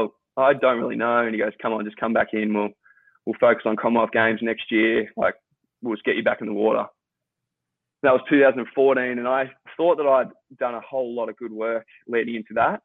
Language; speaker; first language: English; native; English